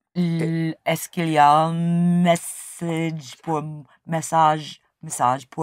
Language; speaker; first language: French; non-native, learner; English